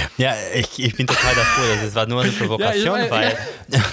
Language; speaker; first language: German; non-native, learner; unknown